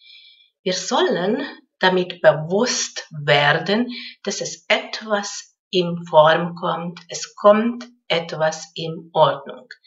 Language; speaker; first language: German; non-native, fluent; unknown